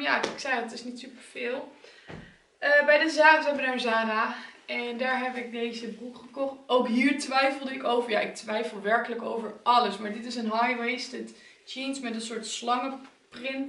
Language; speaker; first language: Dutch; native; Dutch